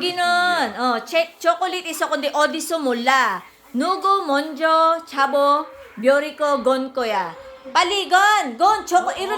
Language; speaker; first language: Korean; non-native, learner; Filipino